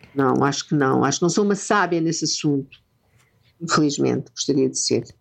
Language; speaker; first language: Portuguese; native; Portuguese